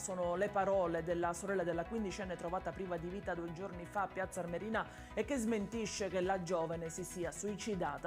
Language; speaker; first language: Italian; native; Italian